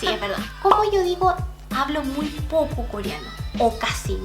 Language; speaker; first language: Spanish; native; Spanish